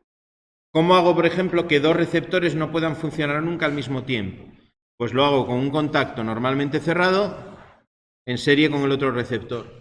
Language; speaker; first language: Spanish; native; Spanish